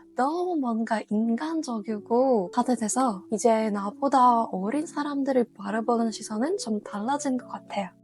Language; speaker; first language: Korean; non-native, fluent; Russian